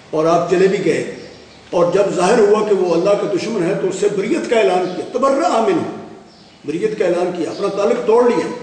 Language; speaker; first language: Urdu; non-native, local second language; Punjabi